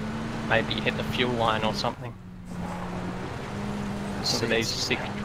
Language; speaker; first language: English; native; English